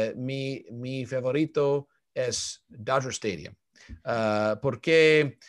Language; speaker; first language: Spanish; non-native, fluent; English